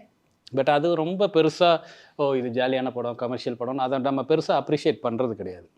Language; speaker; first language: Tamil; native; Tamil